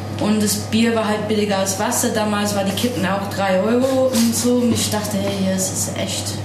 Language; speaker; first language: German; non-native, fluent; English